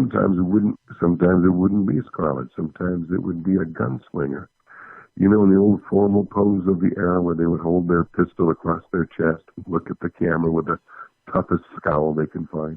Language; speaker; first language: English; native; English